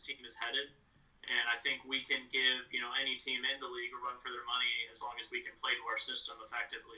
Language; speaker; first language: English; native; English